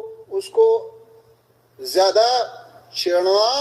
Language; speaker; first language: Hindi; non-native, fluent; Pashto